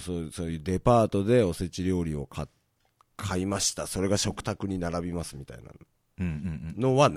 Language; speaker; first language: Japanese; native; Japanese